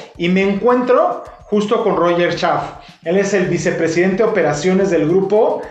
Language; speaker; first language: Spanish; native; Spanish